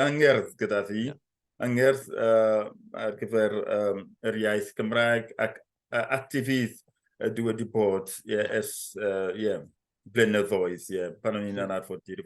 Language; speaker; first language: Welsh; non-native, fluent; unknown